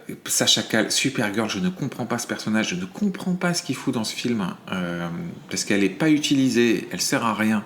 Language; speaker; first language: French; native; French